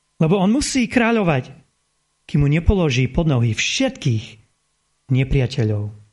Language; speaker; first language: Slovak; non-native, fluent; English